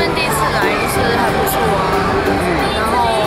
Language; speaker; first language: Chinese; native; Chinese